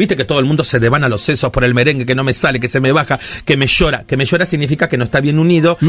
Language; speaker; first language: Spanish; native; Spanish